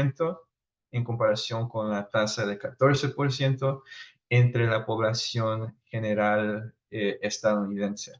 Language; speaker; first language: Spanish; early bilingual, heritage; Spanish